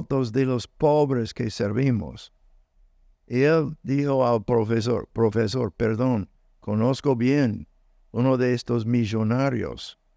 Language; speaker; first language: Spanish; non-native, learner; English